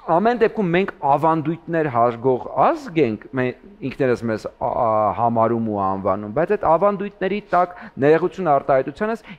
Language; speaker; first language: Armenian; native; Armenian